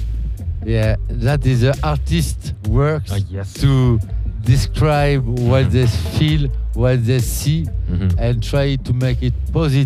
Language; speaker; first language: English; non-native, learner; French